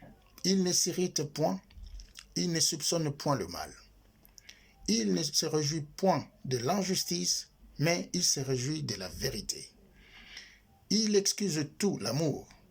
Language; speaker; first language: French; non-native, local second language; Lingala